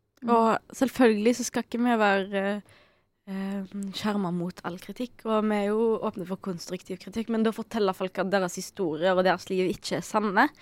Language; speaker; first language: Norwegian; early bilingual, other home language; Arabic